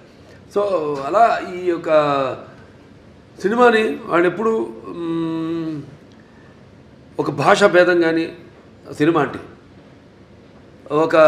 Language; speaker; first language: Telugu; native; Telugu